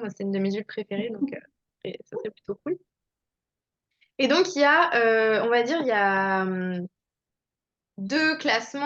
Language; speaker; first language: French; native; French